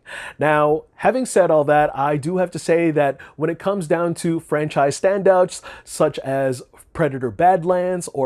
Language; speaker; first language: English; native; English